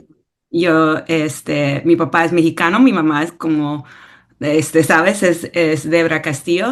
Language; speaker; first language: Spanish; early bilingual, heritage; English